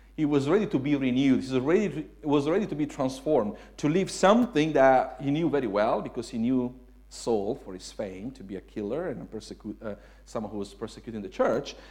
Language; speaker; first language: English; non-native, fluent; Italian